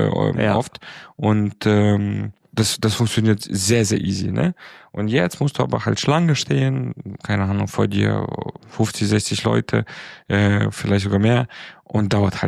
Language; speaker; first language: German; non-native, fluent; Romanian